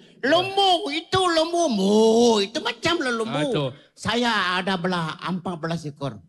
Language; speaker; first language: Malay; non-native, local second language; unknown